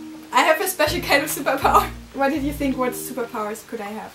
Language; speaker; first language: English; non-native, fluent; German